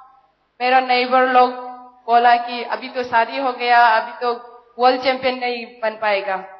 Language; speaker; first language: Hindi; non-native, local second language; Manipuri